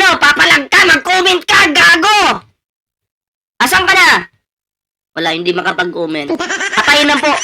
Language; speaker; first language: Filipino; non-native, local second language; Cebuano